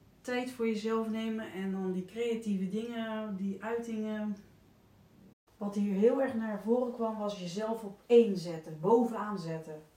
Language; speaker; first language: Dutch; native; Dutch